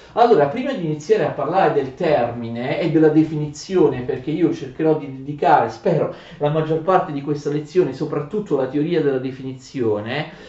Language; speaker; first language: Italian; native; Italian